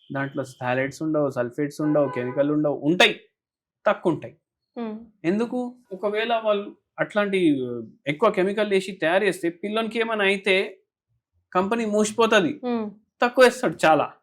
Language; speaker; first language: Telugu; native; Telugu